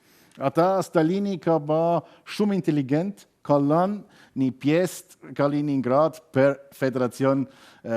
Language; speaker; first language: Albanian; non-native, learner; German